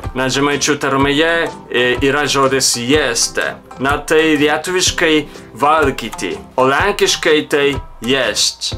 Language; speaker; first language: Lithuanian; non-native, fluent; Japanese